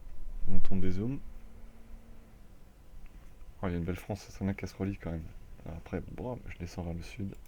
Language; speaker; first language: French; native; French